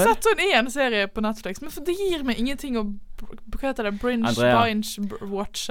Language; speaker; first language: Norwegian; native; Norwegian